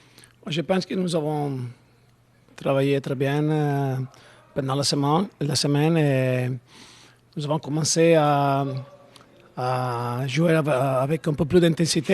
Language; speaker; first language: French; non-native, learner; Italian